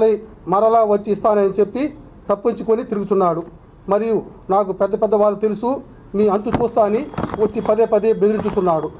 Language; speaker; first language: Telugu; native; Telugu